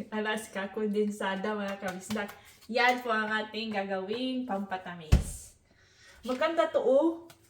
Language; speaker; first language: Filipino; non-native, local second language; Cebuano